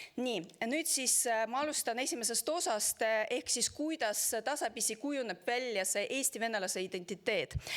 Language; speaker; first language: Estonian; non-native, local second language; Russian